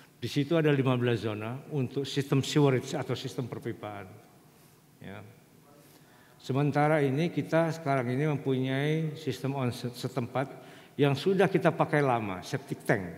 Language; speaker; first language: Indonesian; native; Indonesian